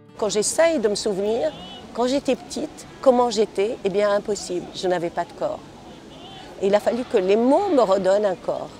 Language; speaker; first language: French; non-native, local second language; Arabic